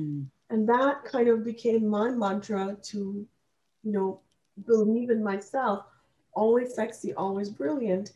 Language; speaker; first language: English; non-native, local second language; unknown